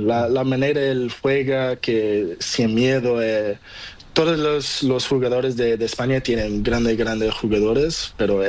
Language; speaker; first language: Spanish; non-native, learner; Portuguese